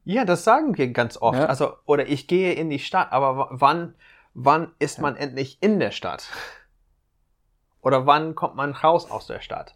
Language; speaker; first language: German; non-native, fluent; English